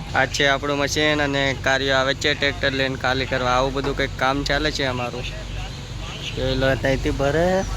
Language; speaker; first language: Gujarati; non-native, local second language; Bhili